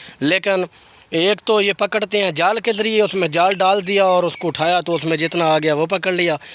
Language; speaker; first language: Urdu; non-native, local second language; Punjabi